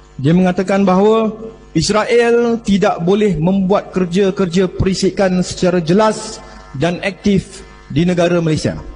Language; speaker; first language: Malay; native; Malay